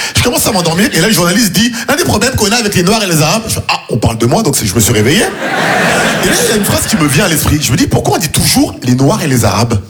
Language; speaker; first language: French; native; French